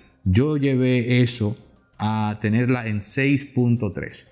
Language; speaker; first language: Spanish; native; Spanish